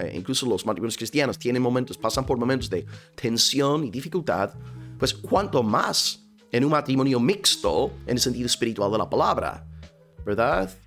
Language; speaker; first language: Spanish; non-native, fluent; English